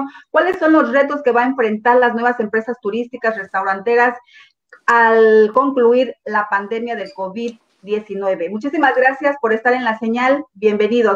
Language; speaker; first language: Spanish; native; Spanish